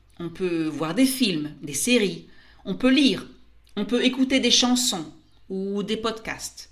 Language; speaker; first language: French; native; French